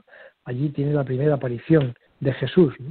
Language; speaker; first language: Spanish; native; Spanish